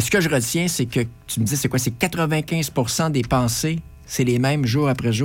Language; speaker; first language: French; native; French